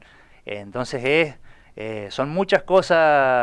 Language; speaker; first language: Spanish; native; Spanish